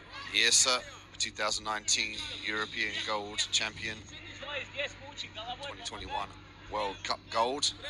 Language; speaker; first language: English; native; English